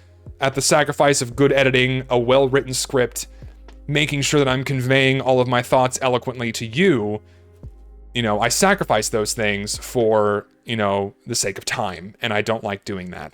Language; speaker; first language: English; native; English